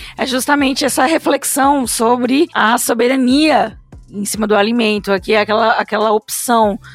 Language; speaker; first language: Portuguese; native; Portuguese